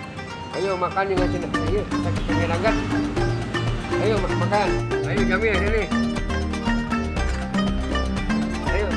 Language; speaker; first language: Indonesian; non-native, local second language; Sundanese